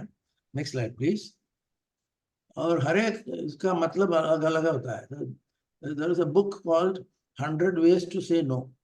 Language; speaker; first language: Hindi; non-native, local second language; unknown